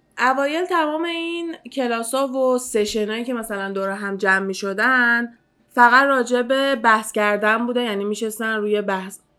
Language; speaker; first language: Persian; early bilingual, heritage; Persian